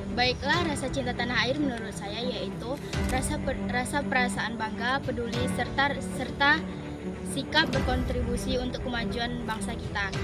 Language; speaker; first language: Indonesian; native; Indonesian